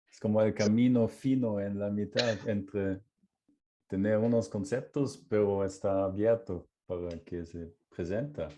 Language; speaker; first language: Spanish; non-native, fluent; German